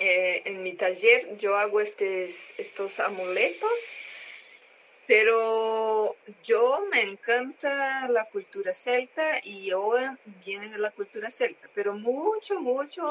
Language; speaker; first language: Spanish; non-native, learner; Portuguese